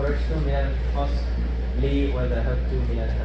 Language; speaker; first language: Arabic; non-native, learner; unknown